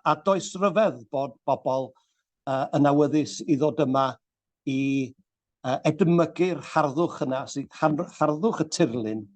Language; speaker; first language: Welsh; native; Welsh